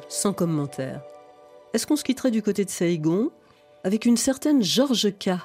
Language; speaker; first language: French; native; French